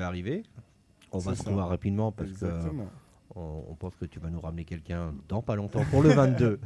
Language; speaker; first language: French; native; French